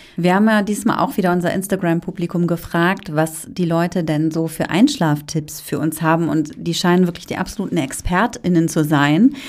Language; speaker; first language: German; native; German